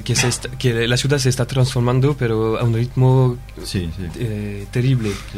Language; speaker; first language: Spanish; non-native, fluent; French